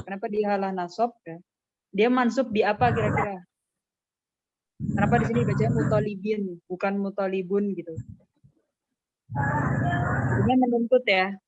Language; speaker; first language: Indonesian; native; Indonesian